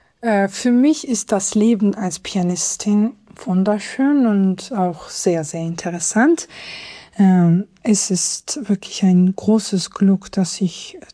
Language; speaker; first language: German; non-native, fluent; Georgian